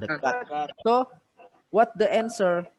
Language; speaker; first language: English; non-native, fluent; Indonesian